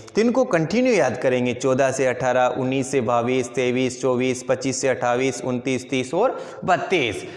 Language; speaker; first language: Hindi; native; Hindi